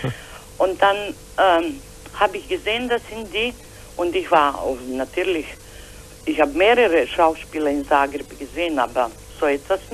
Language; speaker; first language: German; non-native, learner; Croatian